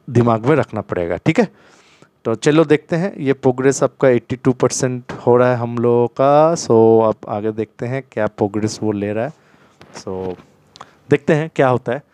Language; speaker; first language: Hindi; non-native, local second language; Bangla